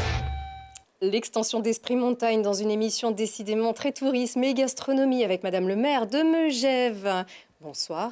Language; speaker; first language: French; native; French